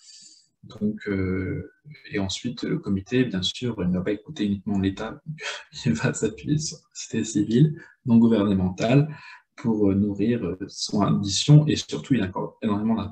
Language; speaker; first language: French; native; French